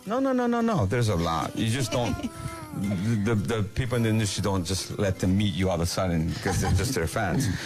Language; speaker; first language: English; non-native, fluent; Japanese